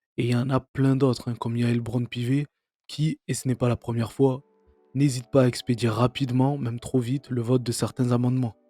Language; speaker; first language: French; native; French